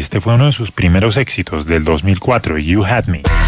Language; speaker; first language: Spanish; native; Spanish